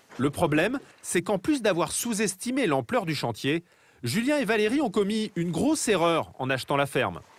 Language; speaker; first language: French; native; French